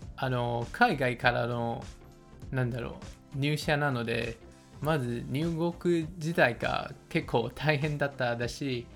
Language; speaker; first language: Japanese; non-native, fluent; Chinese